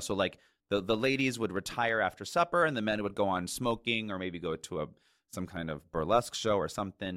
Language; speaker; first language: English; native; English